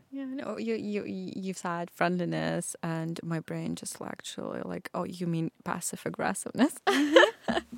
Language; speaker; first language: English; non-native, fluent; Russian